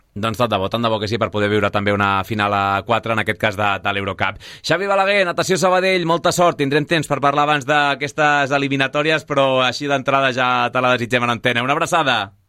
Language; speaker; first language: Catalan; native; Catalan